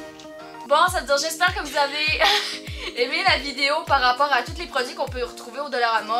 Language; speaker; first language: French; native; French